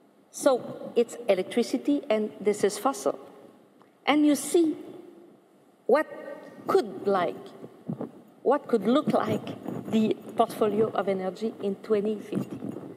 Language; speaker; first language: English; non-native, fluent; French